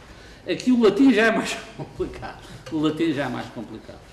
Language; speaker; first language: Portuguese; native; Portuguese